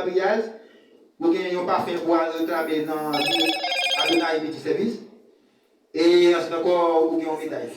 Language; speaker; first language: French; non-native, learner; Haitian Creole